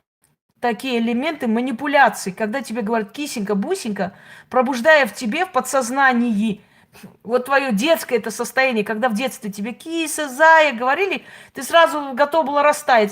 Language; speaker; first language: Russian; native; Russian